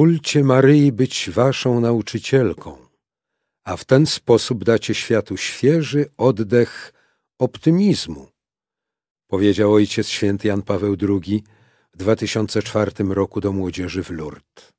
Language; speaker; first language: Polish; native; Polish